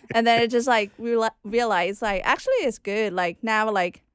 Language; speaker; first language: English; non-native, learner; Thai